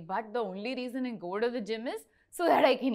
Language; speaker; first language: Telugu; non-native, learner; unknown